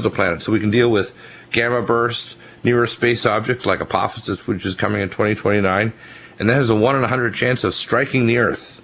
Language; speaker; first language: English; native; English